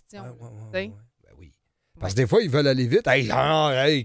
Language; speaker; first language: French; native; French